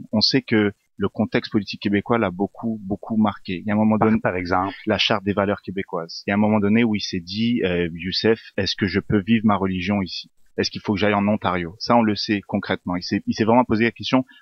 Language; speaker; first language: French; non-native, local second language; Arabic